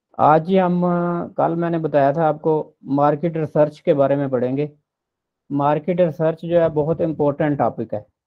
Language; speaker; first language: Urdu; non-native, local second language; Punjabi